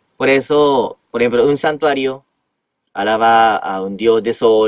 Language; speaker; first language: Spanish; non-native, fluent; Japanese